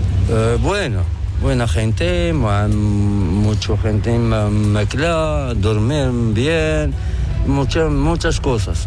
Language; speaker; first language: Spanish; non-native, learner; Arabic